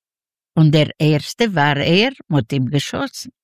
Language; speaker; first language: German; non-native, learner; Yiddish